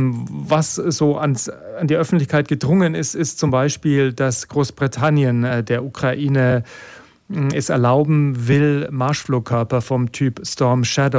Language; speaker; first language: German; native; German